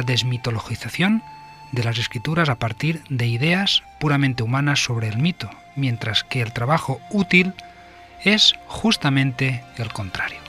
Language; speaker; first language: Spanish; native; Spanish